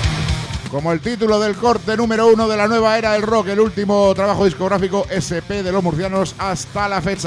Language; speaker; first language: Spanish; native; Spanish